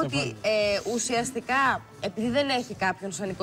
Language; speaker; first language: Greek; native; Greek